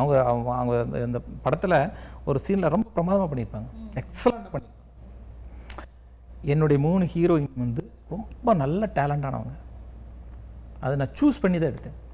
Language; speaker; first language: Tamil; native; Tamil